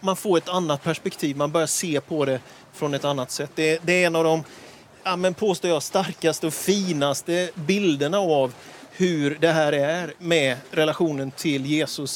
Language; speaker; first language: Swedish; native; Swedish